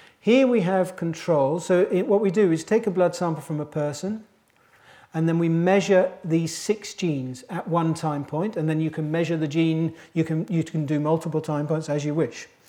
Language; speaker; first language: English; native; English